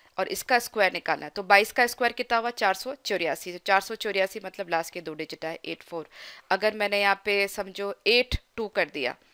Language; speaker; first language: Hindi; native; Hindi